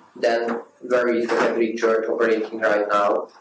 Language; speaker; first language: English; non-native, fluent; Hungarian